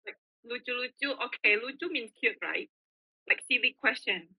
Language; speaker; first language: English; non-native, fluent; Indonesian